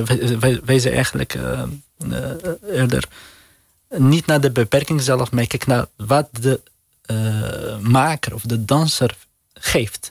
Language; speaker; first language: Dutch; non-native, learner; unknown